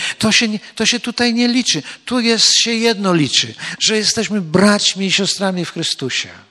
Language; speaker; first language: Polish; native; Polish